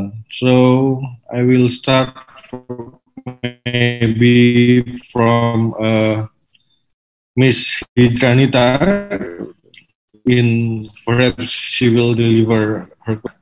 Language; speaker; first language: English; non-native, fluent; Indonesian